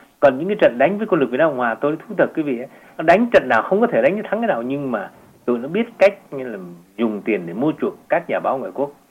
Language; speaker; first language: Vietnamese; native; Vietnamese